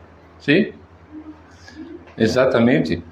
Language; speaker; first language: Spanish; non-native, fluent; Portuguese